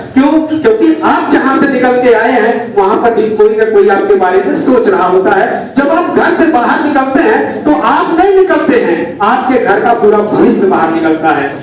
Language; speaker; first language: Hindi; native; Hindi